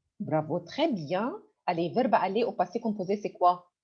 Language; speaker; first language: French; non-native, fluent; Arabic